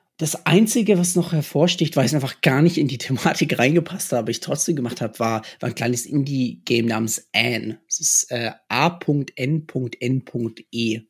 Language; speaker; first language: German; early bilingual, other home language; English